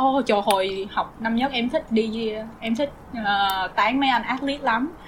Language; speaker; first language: Vietnamese; native; Vietnamese